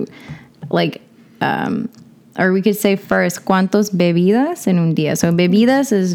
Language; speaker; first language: Spanish; non-native, learner; English